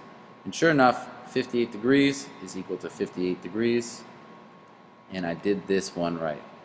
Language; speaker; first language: English; native; English